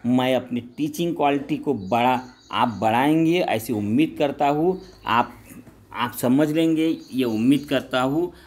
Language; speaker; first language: Hindi; non-native, local second language; Marathi